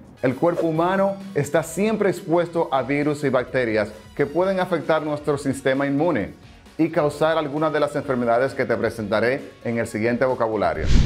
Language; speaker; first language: Spanish; native; Spanish